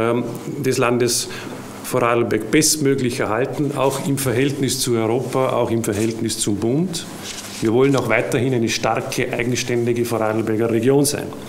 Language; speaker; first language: German; native; German